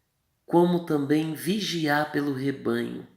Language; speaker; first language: Portuguese; native; Portuguese